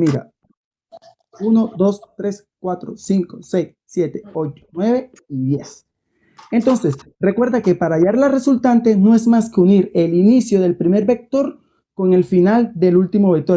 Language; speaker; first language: Spanish; native; Spanish